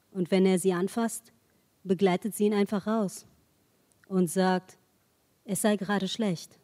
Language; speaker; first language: German; early bilingual, other home language; Kurdish